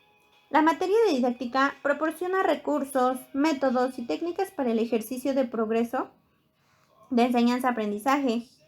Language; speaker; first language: Spanish; native; Spanish